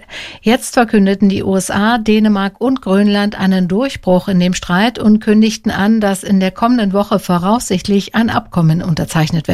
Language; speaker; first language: German; native; German